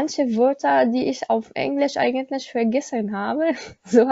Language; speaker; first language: German; non-native, learner; Arabic